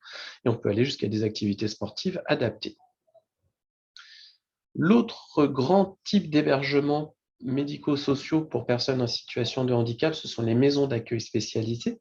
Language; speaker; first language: French; native; French